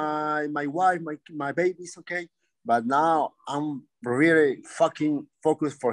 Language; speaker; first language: English; non-native, learner; Spanish